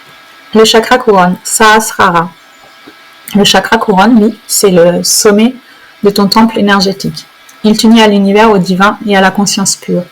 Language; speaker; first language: French; native; French